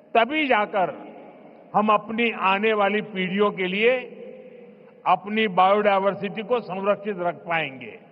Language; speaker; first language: Hindi; non-native, local second language; Gujarati